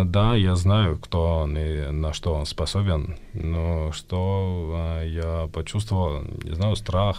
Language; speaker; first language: Russian; non-native, fluent; Georgian